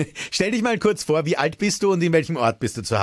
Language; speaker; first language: German; native; German